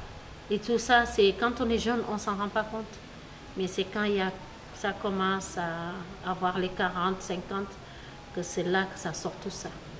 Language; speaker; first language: French; native; French